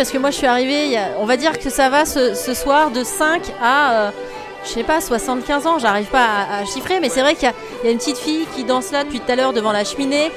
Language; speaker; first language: French; native; French